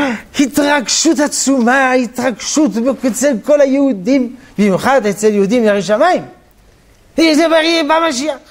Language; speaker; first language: Hebrew; non-native, fluent; French